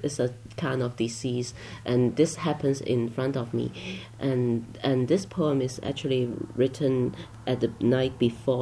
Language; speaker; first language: English; non-native, local second language; Cantonese